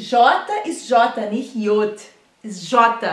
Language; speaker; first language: German; non-native, fluent; Portuguese